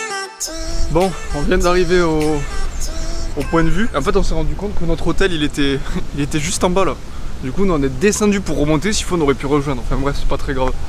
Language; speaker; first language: French; native; French